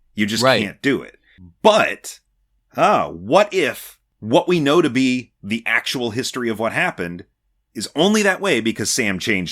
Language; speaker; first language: English; native; English